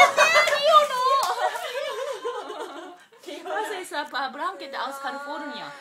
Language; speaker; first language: German; non-native, learner; Japanese